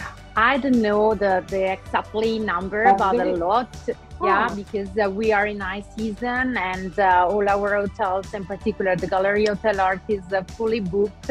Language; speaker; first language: English; non-native, local second language; Italian